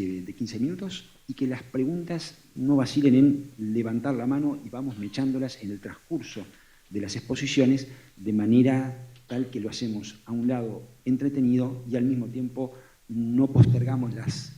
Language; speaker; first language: Spanish; native; Spanish